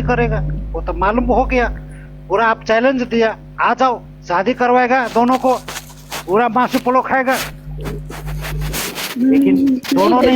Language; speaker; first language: Hindi; non-native, learner; Nepali